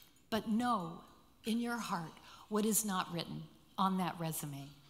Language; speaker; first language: English; native; English